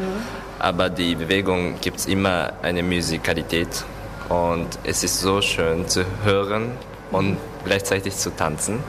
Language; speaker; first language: German; non-native, learner; Japanese